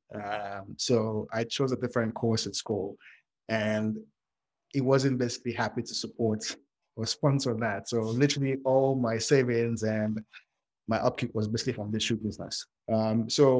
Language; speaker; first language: English; non-native, local second language; Yoruba